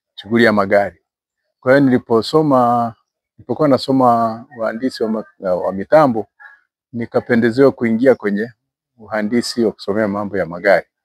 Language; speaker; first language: Swahili; non-native, local second language; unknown